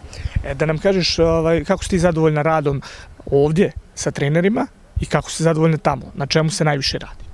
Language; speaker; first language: Serbian; native; Serbian